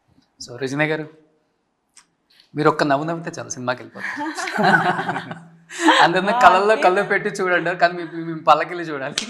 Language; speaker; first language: Telugu; native; Telugu